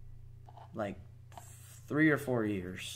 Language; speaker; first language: English; native; English